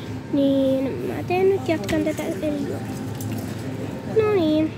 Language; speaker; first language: Finnish; early bilingual, heritage; Finnish